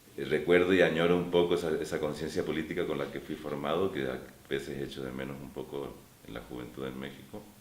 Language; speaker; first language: Spanish; native; Spanish